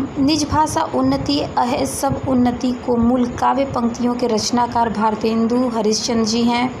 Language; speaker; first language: Hindi; native; Hindi